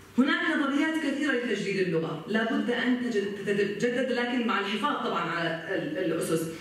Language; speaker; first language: Arabic; early bilingual, heritage; Arabic